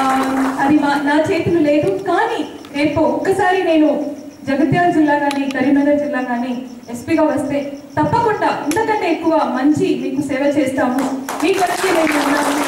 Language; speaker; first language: Telugu; native; Telugu